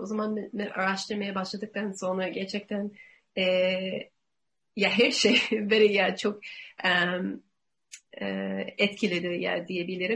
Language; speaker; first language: Turkish; non-native, learner; English